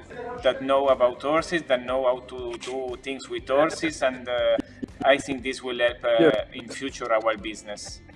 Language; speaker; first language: English; non-native, fluent; Italian